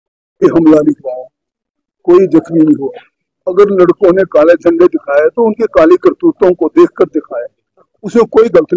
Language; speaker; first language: Hindi; native; Hindi